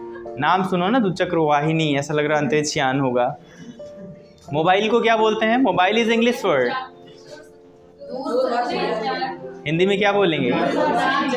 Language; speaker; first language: Hindi; native; Hindi